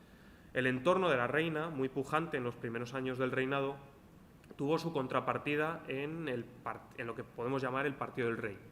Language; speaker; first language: Spanish; native; Spanish